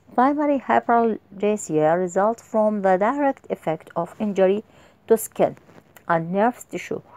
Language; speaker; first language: English; non-native, fluent; Arabic